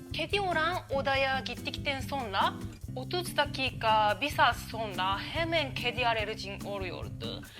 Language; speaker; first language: Turkish; non-native, learner; Japanese